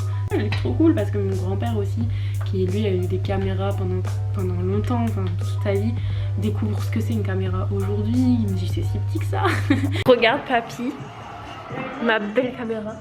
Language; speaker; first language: French; native; French